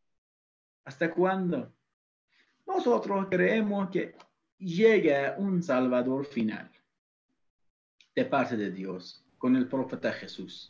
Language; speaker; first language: Spanish; non-native, fluent; Persian